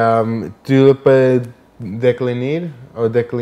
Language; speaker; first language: Spanish; early bilingual, heritage; Spanish